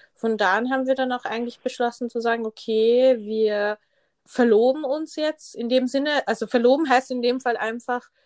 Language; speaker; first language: German; early bilingual, other home language; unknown